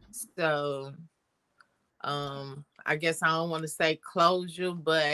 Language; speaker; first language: English; native; English